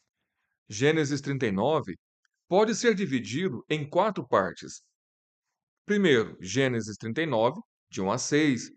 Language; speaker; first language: Portuguese; native; Portuguese